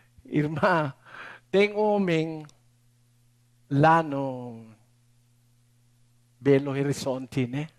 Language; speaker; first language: Portuguese; non-native, learner; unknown